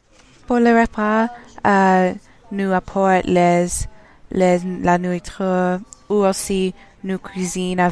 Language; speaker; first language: French; non-native, learner; English